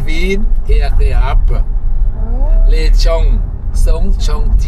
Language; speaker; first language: French; non-native, learner; Thai